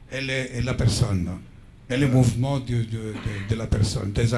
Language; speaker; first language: French; non-native, fluent; Greek